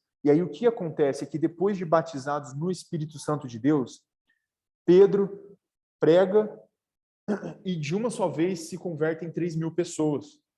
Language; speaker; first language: Portuguese; native; Portuguese